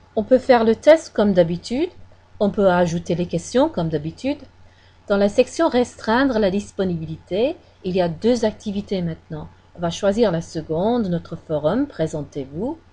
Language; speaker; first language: French; non-native, fluent; English